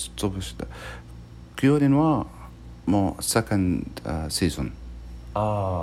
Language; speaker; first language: Japanese; non-native, learner; Arabic